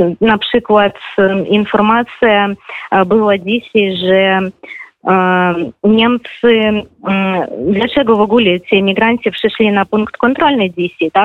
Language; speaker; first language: Polish; non-native, fluent; Russian